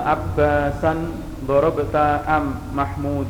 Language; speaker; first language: Arabic; non-native, learner; Indonesian